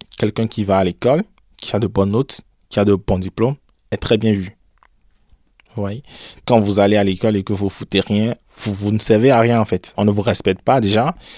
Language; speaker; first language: French; non-native, local second language; Fon